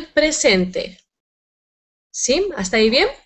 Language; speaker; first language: Spanish; native; Spanish